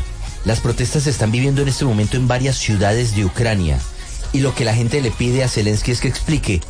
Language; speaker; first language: Spanish; native; Spanish